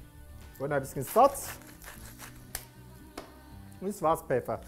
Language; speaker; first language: German; non-native, learner; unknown